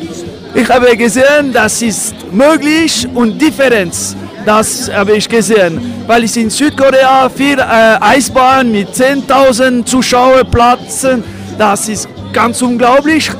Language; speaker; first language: German; non-native, local second language; French